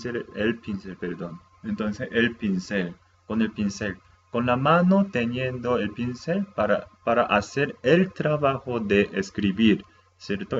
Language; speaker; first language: Spanish; non-native, fluent; Korean